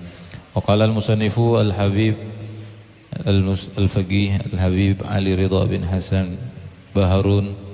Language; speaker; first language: Arabic; non-native, fluent; Indonesian